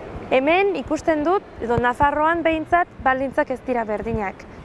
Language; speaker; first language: Basque; non-native, fluent; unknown